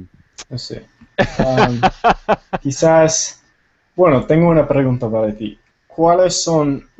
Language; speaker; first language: Spanish; non-native, fluent; Tamil